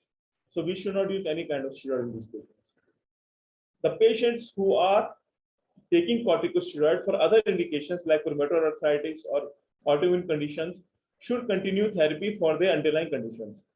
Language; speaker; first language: English; non-native, local second language; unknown